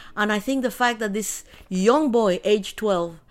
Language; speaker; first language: English; early bilingual, other home language; Spanish